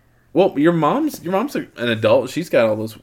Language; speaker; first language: English; native; English